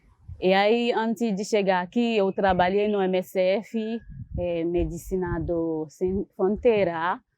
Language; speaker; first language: Portuguese; non-native, learner; Haitian Creole